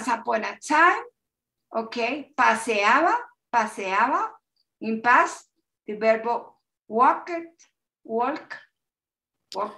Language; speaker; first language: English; non-native, learner; Spanish